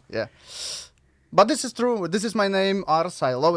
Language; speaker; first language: English; non-native, learner; Russian